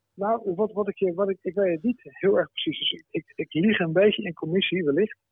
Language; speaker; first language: Dutch; early bilingual, other home language; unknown